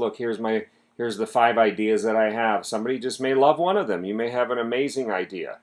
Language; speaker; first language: English; native; English